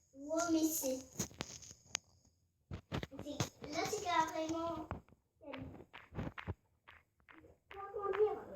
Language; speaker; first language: French; native; French